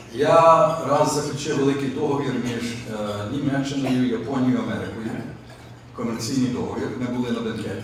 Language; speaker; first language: Ukrainian; early bilingual, other home language; English